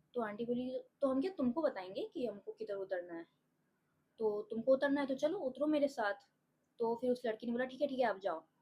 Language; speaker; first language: Hindi; native; Hindi